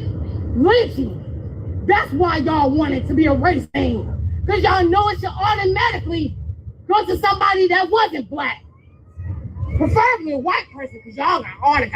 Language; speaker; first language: English; native; English